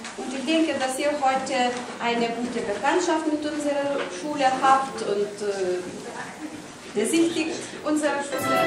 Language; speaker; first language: German; non-native, learner; Lithuanian